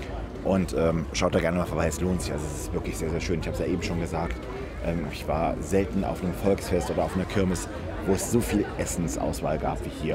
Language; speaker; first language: German; native; German